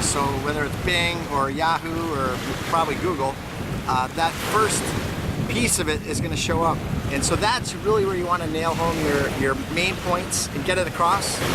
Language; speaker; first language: English; native; English